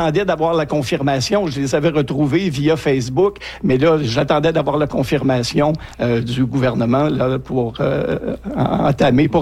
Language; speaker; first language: French; native; French